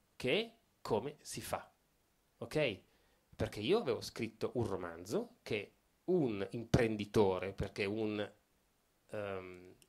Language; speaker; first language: Italian; native; Italian